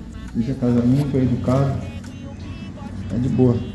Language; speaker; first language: Portuguese; native; Portuguese